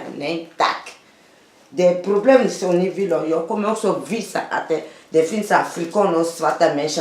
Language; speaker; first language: Swedish; non-native, fluent; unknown